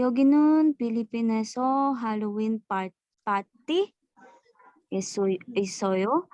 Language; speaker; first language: Korean; non-native, learner; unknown